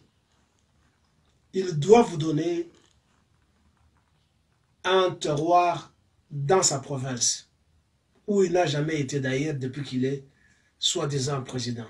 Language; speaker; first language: French; non-native, local second language; Swahili